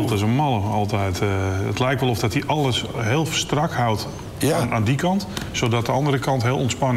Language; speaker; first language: Dutch; native; Dutch